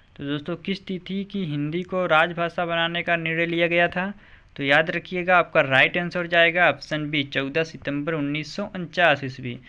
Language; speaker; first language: Hindi; native; Hindi